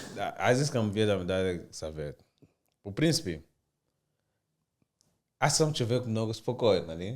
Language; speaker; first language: Bulgarian; non-native, learner; Portuguese